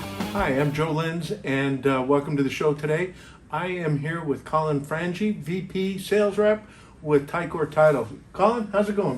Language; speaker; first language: English; native; English